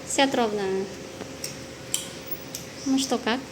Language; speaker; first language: Russian; non-native, learner; Filipino